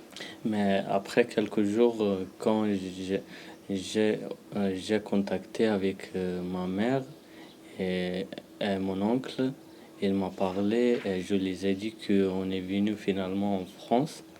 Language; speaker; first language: French; non-native, learner; Pashto